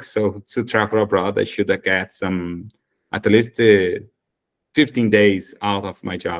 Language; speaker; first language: English; non-native, learner; Portuguese